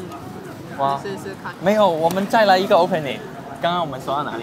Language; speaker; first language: Chinese; native; Chinese